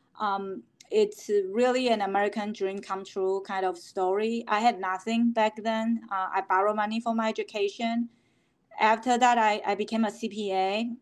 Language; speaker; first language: English; non-native, fluent; Chinese